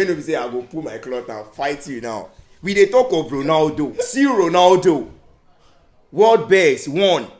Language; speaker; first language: Nigerian Pidgin; non-native, local second language; Yoruba